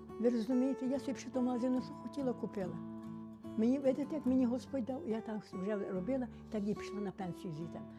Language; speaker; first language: Ukrainian; native; Ukrainian